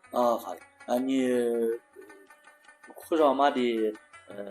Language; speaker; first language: Persian; non-native, learner; Chinese